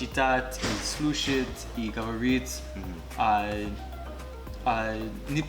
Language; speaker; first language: Russian; non-native, learner; English